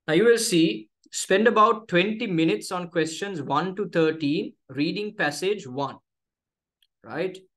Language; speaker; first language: English; non-native, local second language; Sinhala